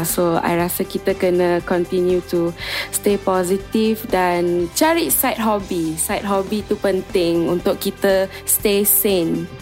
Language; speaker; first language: Malay; native; Malay